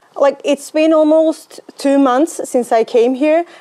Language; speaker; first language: English; non-native, fluent; Turkish